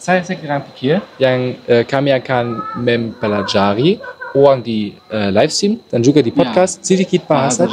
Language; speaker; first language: Indonesian; non-native, learner; German